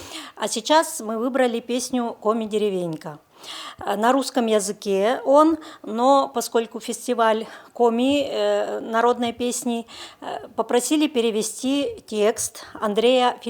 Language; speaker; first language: Russian; native; Russian